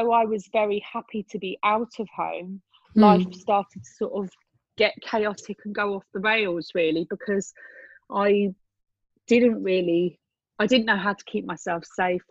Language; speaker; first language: English; native; English